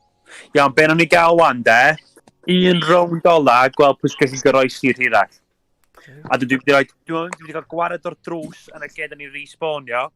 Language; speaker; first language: Welsh; native; Welsh